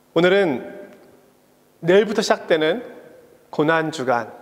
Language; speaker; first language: Korean; native; Korean